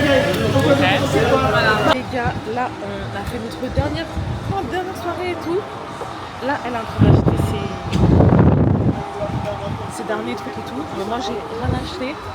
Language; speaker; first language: French; native; French